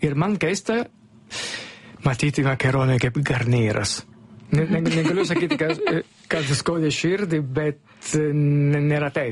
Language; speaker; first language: Lithuanian; non-native, learner; Italian